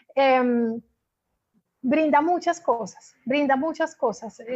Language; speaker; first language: Spanish; native; Spanish